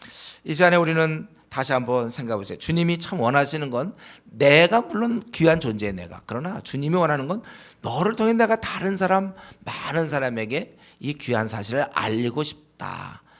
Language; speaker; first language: Korean; native; Korean